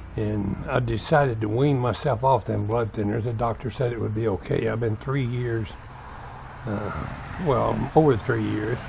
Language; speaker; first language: English; native; English